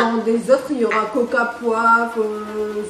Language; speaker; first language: French; native; French